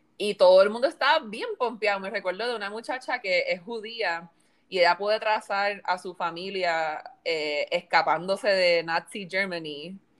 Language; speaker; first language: Spanish; native; Spanish